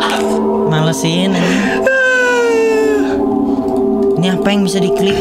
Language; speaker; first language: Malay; non-native, local second language; Sundanese